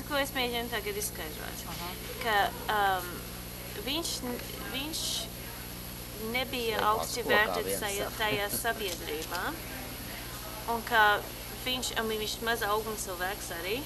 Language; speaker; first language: Latvian; early bilingual, heritage; Latvian